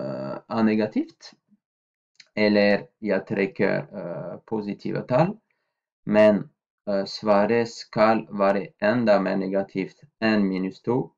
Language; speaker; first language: Norwegian; non-native, fluent; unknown